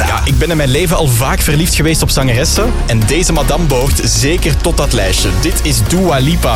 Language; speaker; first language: Dutch; native; Dutch